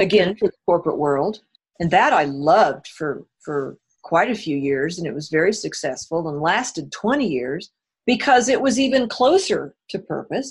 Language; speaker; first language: English; native; English